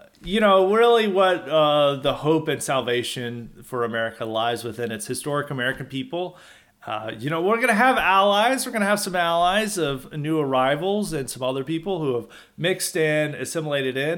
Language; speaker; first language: English; native; English